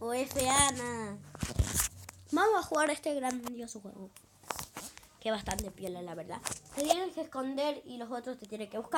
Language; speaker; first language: Spanish; native; Spanish